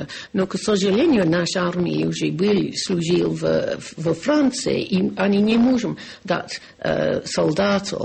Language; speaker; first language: Russian; non-native, learner; English